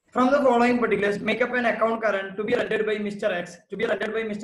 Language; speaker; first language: English; non-native, local second language; Malayalam